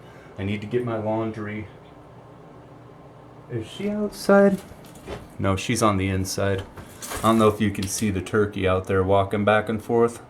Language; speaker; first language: English; native; English